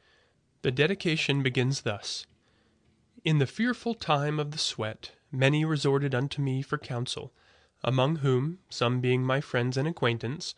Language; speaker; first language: English; native; English